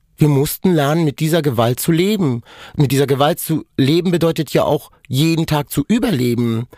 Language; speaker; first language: German; non-native, local second language; Romany